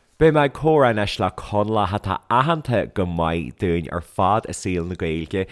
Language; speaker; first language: Irish; native; Irish